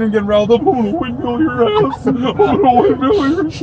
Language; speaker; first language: English; native; English